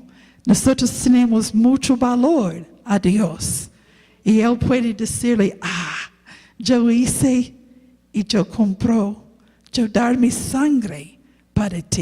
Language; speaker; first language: Spanish; non-native, learner; English